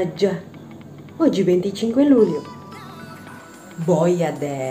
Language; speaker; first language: Italian; non-native, fluent; Indonesian